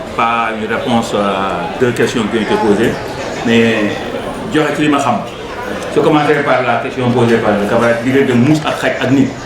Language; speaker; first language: Wolof; non-native, local second language; Serer